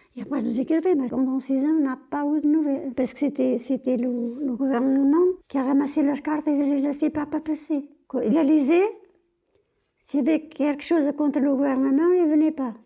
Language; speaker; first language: French; non-native, fluent; Portuguese